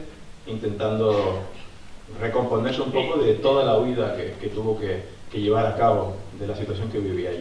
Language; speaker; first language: Spanish; native; Spanish